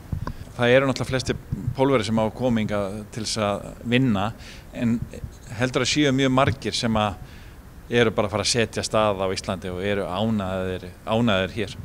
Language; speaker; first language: Icelandic; native; Icelandic